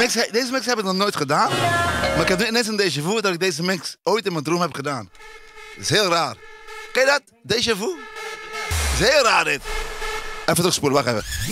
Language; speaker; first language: Dutch; native; Dutch